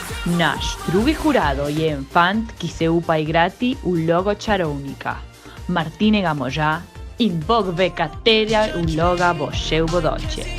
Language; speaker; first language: Slovenian; early bilingual, heritage; Slovenian